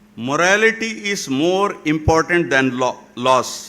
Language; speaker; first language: English; non-native, local second language; Kannada